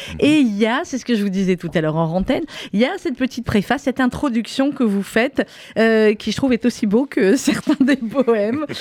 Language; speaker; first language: French; native; French